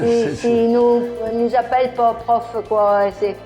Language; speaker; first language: French; early bilingual, other home language; Italian